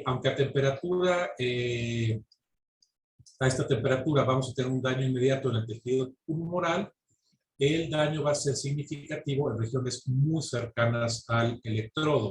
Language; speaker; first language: Spanish; native; Spanish